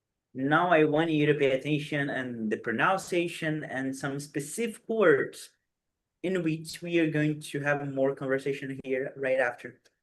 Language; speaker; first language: English; non-native, fluent; Portuguese